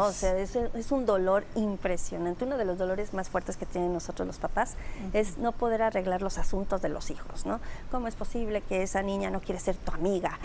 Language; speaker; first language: Spanish; native; Spanish